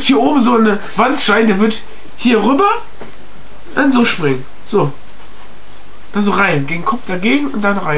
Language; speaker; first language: German; native; German